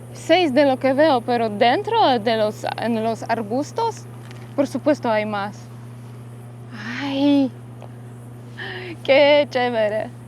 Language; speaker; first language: Spanish; non-native, fluent; Polish